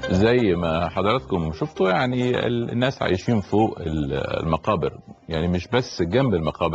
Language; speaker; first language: Arabic; native; Arabic